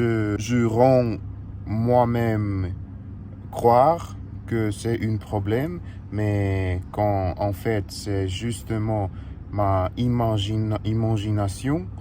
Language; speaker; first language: French; non-native, learner; Russian